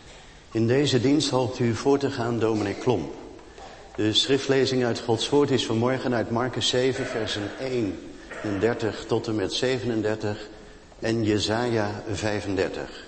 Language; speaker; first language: Dutch; native; Dutch